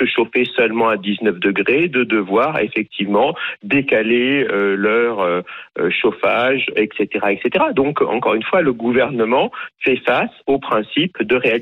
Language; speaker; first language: French; native; French